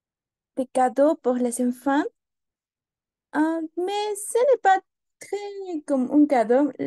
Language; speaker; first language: French; non-native, learner; Spanish